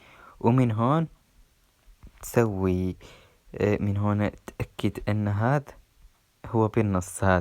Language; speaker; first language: Arabic; native; Arabic